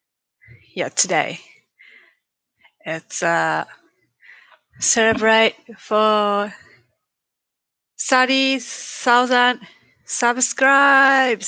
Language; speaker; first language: English; non-native, learner; Japanese